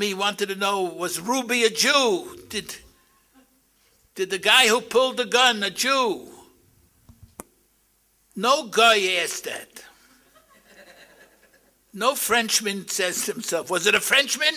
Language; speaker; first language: English; native; English